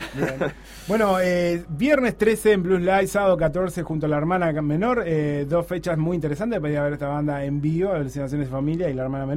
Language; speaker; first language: Spanish; native; Spanish